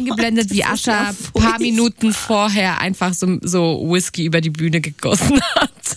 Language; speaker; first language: German; native; German